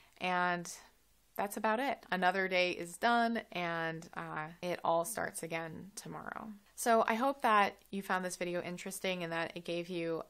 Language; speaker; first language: English; native; English